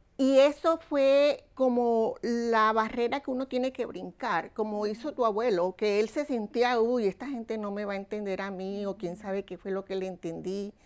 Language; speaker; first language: Spanish; native; Spanish